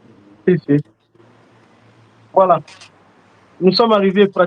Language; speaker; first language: French; non-native, local second language; Lingala